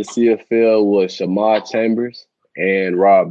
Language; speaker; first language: English; native; English